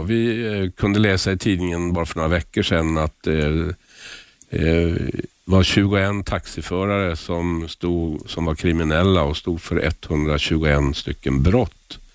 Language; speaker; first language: Swedish; native; Swedish